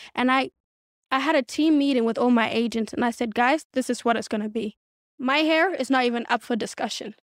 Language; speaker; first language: English; early bilingual, other home language; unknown